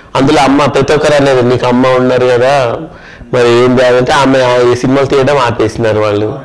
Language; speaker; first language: Telugu; non-native, local second language; Kannada